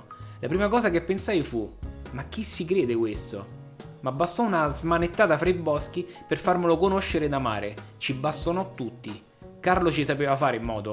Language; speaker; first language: Italian; native; Italian